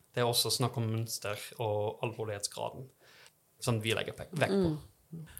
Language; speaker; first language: Norwegian; non-native, fluent; English